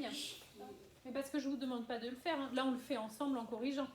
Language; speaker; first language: French; native; French